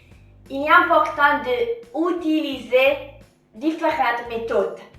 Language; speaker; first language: French; non-native, fluent; Italian